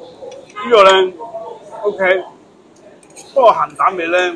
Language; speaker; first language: Cantonese; native; Cantonese